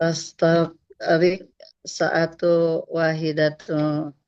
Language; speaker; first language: Arabic; non-native, learner; Indonesian